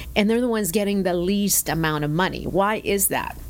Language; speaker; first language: English; early bilingual, other home language; Spanish